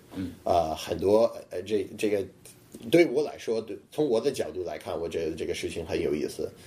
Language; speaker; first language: Chinese; non-native, fluent; English